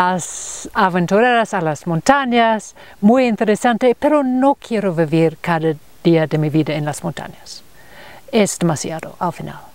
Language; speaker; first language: Spanish; non-native, learner; English